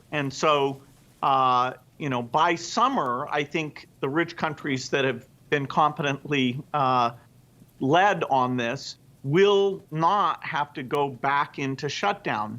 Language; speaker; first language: English; native; English